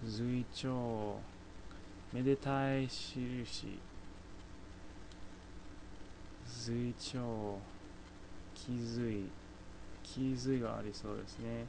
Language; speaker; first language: Japanese; non-native, fluent; English